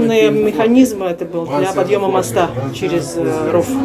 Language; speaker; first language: Russian; native; Russian